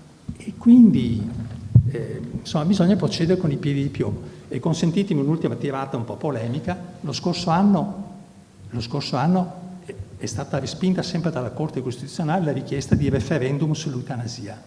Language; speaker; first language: Italian; native; Italian